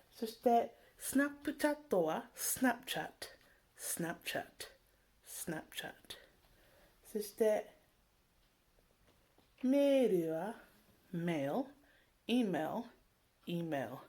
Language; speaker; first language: Japanese; non-native, learner; English